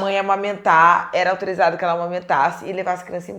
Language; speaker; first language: Portuguese; native; Portuguese